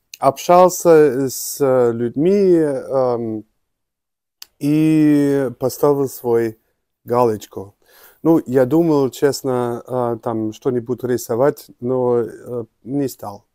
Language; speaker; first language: Russian; non-native, learner; German